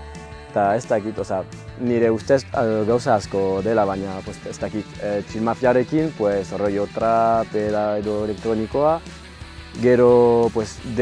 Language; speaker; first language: Basque; non-native, local second language; French